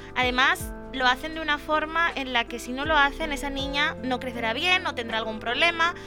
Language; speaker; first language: Spanish; early bilingual, other home language; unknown